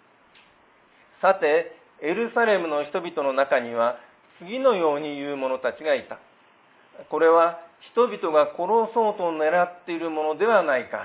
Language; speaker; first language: Japanese; native; Japanese